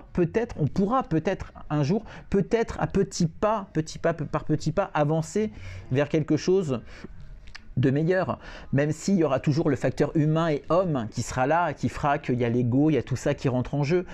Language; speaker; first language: French; native; French